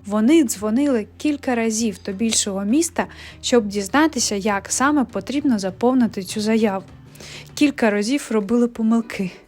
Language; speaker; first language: Ukrainian; native; Ukrainian